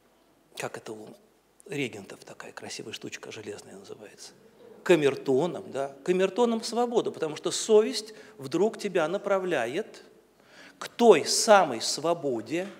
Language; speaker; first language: Russian; native; Russian